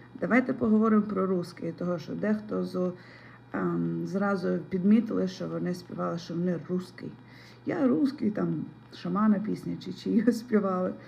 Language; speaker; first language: Ukrainian; non-native, local second language; Russian